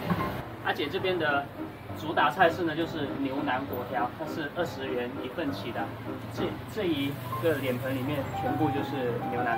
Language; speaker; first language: Chinese; non-native, local second language; Min Nan Chinese